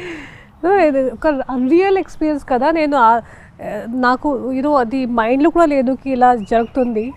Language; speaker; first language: Telugu; non-native, fluent; Hindi